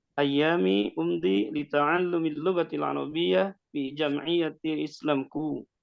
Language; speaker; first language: Arabic; non-native, learner; Indonesian